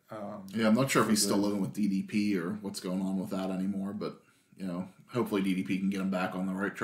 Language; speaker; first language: English; native; English